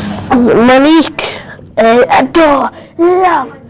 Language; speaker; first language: French; non-native, learner; English